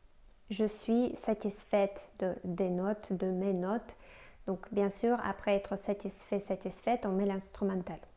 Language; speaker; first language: French; non-native, fluent; Russian